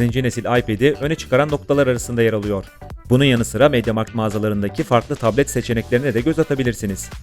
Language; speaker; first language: Turkish; native; Turkish